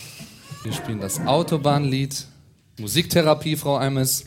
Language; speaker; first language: German; native; German